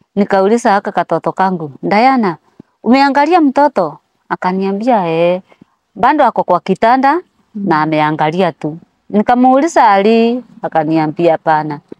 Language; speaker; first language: Swahili; non-native, local second language; Kikuyu